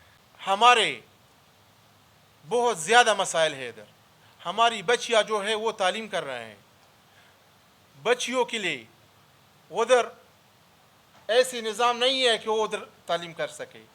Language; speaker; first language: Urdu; early bilingual, other home language; Pashto